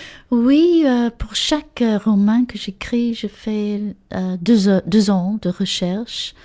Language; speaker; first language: French; non-native, learner; English